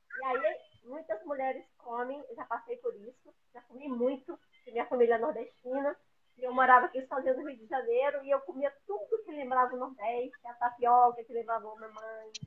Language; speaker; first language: Portuguese; native; Portuguese